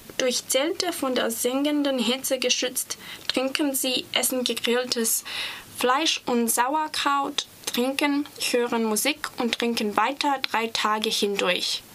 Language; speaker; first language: German; non-native, fluent; Serbian